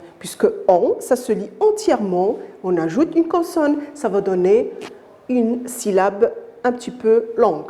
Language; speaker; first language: French; non-native, local second language; Arabic